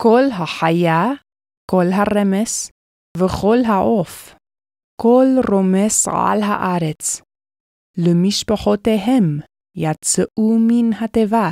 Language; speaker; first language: Hebrew; non-native, fluent; English